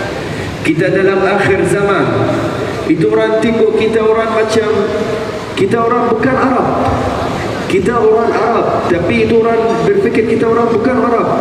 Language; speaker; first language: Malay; non-native, fluent; Arabic